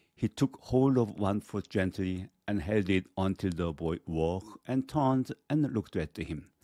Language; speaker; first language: English; non-native, fluent; Korean